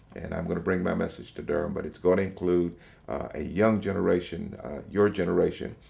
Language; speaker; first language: English; native; English